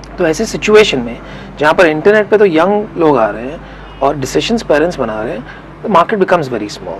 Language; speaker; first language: Hindi; native; Hindi